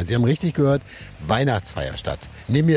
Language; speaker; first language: German; native; German